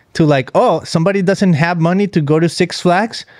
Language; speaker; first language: English; non-native, fluent; Spanish